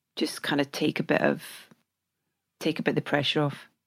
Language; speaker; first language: English; native; English